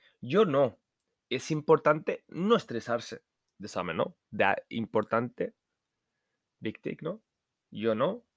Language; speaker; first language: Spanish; non-native, fluent; Norwegian